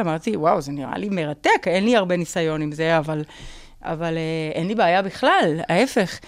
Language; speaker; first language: Hebrew; non-native, fluent; Spanish